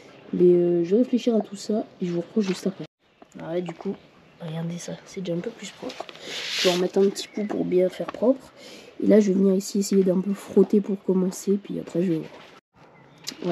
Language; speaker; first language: French; native; French